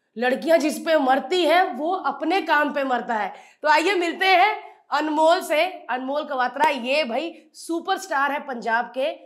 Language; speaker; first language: Hindi; non-native, local second language; Punjabi